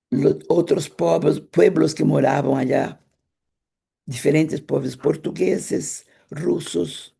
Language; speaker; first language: Spanish; non-native, fluent; Portuguese